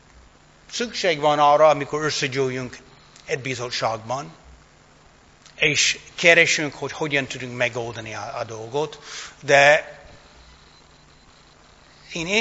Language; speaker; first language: Hungarian; non-native, fluent; English